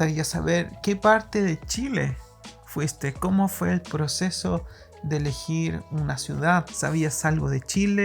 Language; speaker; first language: Spanish; native; Spanish